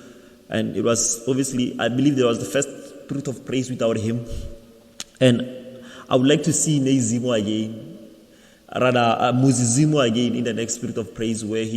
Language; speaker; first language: English; non-native, local second language; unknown